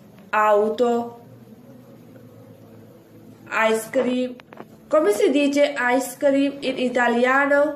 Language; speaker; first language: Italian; non-native, fluent; Urdu